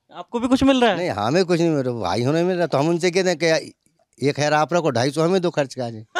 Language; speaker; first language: Hindi; native; Hindi